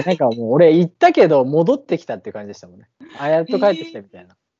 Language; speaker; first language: Japanese; native; Japanese